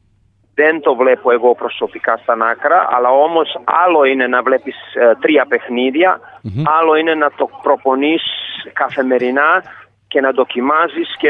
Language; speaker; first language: Greek; non-native, fluent; Serbian